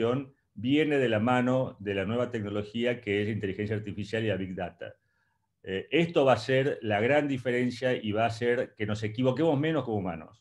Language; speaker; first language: Spanish; native; Spanish